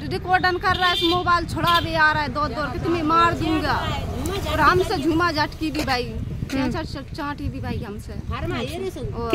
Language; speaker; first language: Hindi; native; Hindi